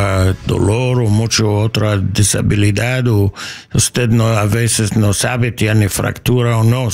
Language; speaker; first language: Spanish; non-native, learner; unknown